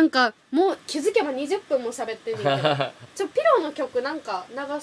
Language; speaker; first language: Japanese; native; Japanese